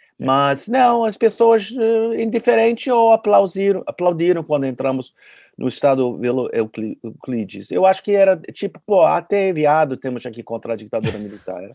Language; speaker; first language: Portuguese; non-native, fluent; English